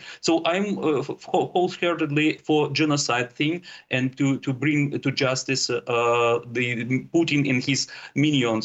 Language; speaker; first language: English; non-native, fluent; Russian